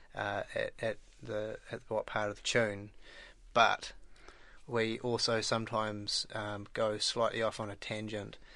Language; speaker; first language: English; native; English